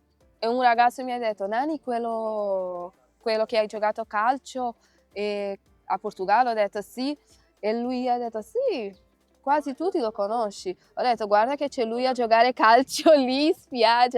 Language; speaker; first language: Italian; non-native, fluent; Kabuverdianu